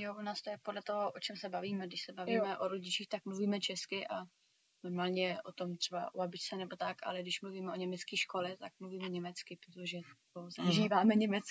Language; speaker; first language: Czech; early bilingual, heritage; Czech